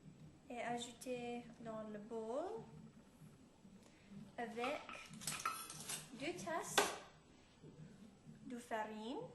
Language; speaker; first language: French; non-native, learner; English